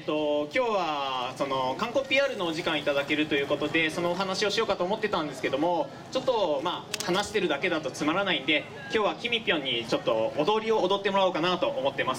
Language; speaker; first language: Japanese; native; Japanese